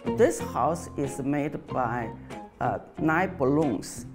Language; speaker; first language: English; non-native, fluent; Chinese